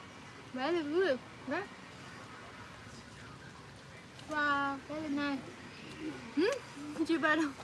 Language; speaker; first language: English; non-native, learner; Vietnamese